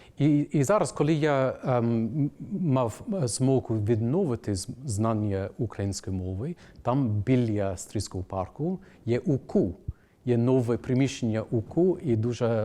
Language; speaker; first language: Ukrainian; non-native, fluent; English